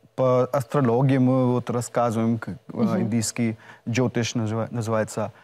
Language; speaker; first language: Russian; non-native, fluent; Hindi